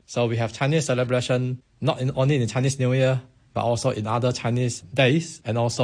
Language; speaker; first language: English; non-native, local second language; Min Nan Chinese